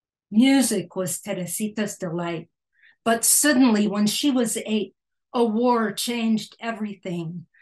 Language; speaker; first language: English; early bilingual, other home language; Spanish